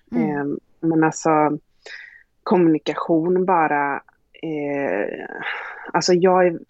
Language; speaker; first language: Swedish; native; Swedish